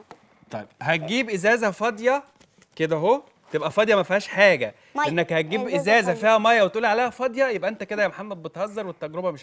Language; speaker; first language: Arabic; native; Arabic